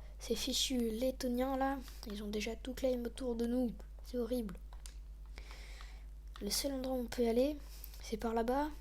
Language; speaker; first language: French; native; French